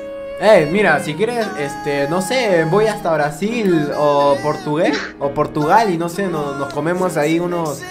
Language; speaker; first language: Spanish; native; Spanish